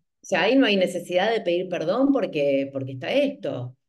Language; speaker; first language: Spanish; native; Spanish